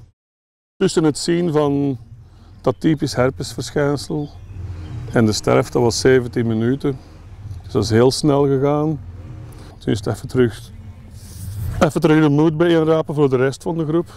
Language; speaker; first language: Dutch; native; Dutch